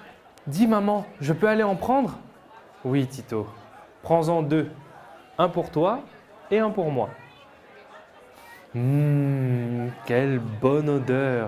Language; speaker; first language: French; native; French